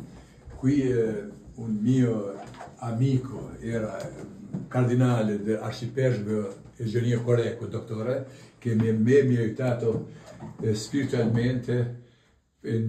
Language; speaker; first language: Italian; non-native, learner; Albanian